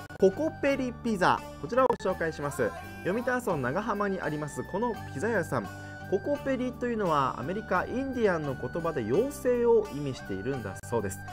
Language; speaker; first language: Japanese; native; Japanese